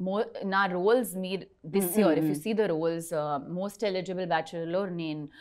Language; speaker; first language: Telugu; non-native, learner; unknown